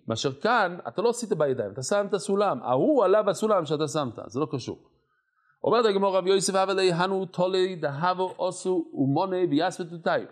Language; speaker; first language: Hebrew; non-native, fluent; English